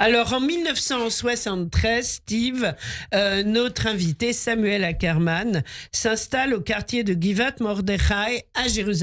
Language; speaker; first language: French; native; French